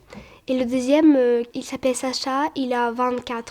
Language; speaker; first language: French; early bilingual, other home language; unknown